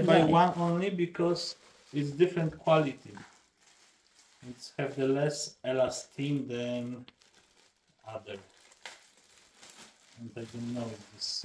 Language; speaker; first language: English; non-native, learner; Polish